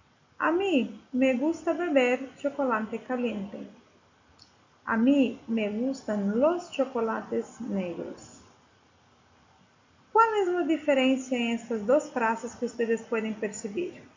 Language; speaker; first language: Spanish; non-native, fluent; Portuguese